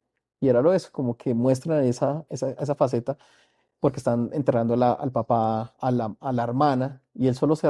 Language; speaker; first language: Spanish; native; Spanish